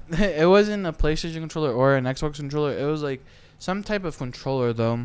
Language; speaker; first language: English; early bilingual, other home language; Spanish